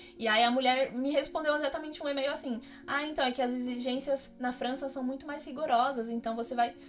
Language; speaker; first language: Portuguese; native; Portuguese